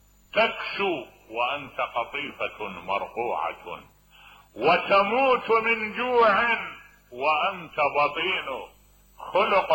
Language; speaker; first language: Arabic; native; Arabic